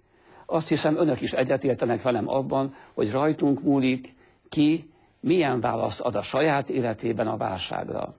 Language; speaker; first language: Hungarian; native; Hungarian